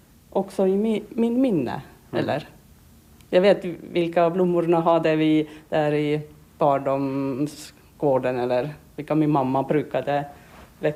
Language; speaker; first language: Swedish; non-native, learner; Estonian